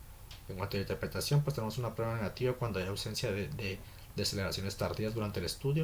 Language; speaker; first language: Spanish; native; Spanish